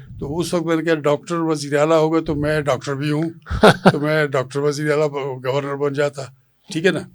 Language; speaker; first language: Urdu; non-native, local second language; Pashto